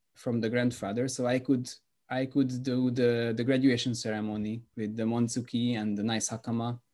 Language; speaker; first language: English; non-native, fluent; Hungarian